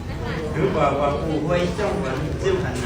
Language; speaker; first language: Chinese; non-native, learner; Khmer